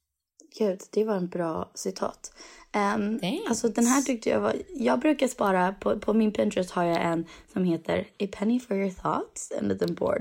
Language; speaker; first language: Swedish; native; Swedish